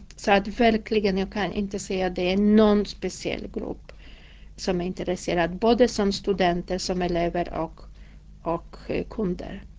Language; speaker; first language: Swedish; non-native, fluent; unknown